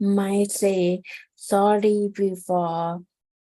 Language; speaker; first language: English; non-native, learner; Thai